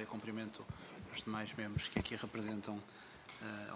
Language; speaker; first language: Portuguese; native; Portuguese